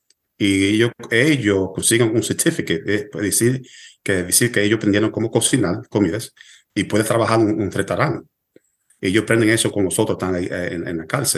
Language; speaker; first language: Spanish; early bilingual, heritage; Spanish